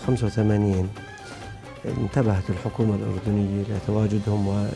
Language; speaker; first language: Arabic; native; Arabic